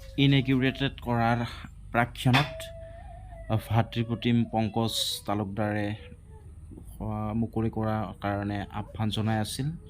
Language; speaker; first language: Assamese; native; Assamese